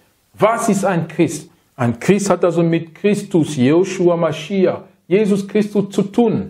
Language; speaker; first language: German; non-native, learner; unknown